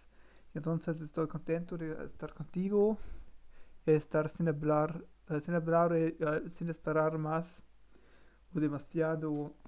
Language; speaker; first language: Spanish; non-native, learner; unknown